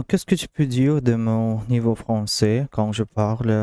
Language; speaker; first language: French; non-native, learner; Russian